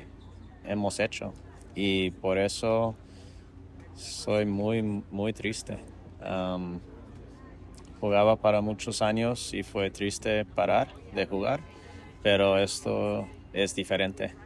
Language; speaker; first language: Spanish; non-native, fluent; English